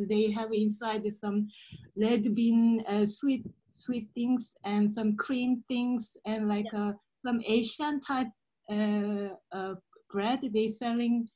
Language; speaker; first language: English; non-native, learner; Korean